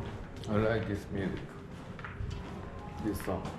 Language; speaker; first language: English; non-native, learner; Japanese